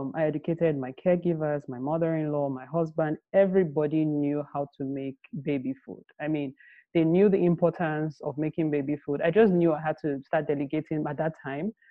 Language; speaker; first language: English; non-native, local second language; Yoruba